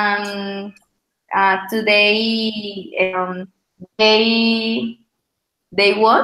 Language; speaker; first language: English; non-native, learner; Spanish